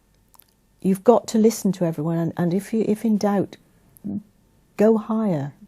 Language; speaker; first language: English; native; English